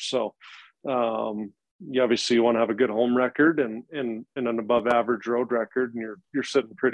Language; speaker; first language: English; native; English